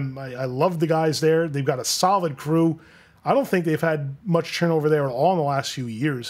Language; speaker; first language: English; native; English